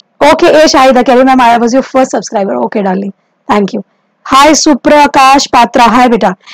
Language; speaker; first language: Hindi; native; Hindi